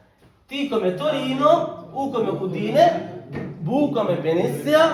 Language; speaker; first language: Italian; non-native, learner; Bangla